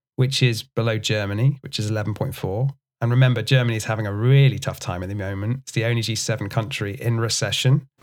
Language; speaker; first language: English; native; English